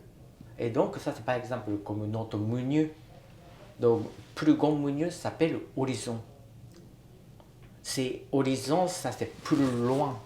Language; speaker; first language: French; non-native, learner; Japanese